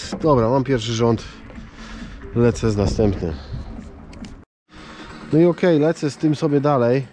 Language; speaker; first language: Polish; native; Polish